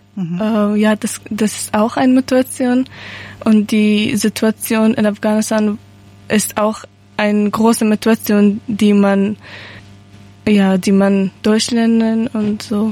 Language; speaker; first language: German; non-native, learner; Persian